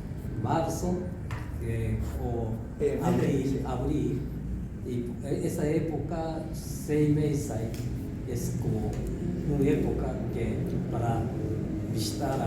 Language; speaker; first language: Spanish; non-native, learner; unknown